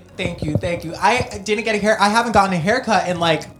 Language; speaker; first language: English; native; English